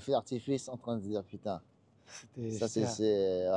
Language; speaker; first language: French; native; French